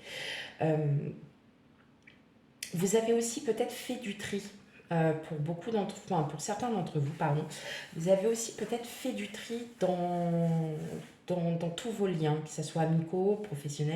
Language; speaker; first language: French; native; French